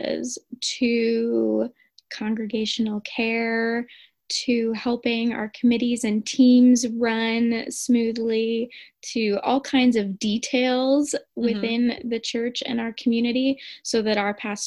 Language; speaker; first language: English; native; English